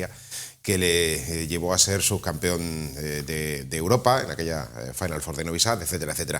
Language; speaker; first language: Spanish; native; Spanish